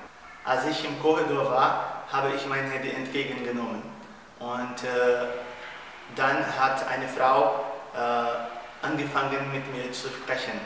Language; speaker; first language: German; non-native, learner; Portuguese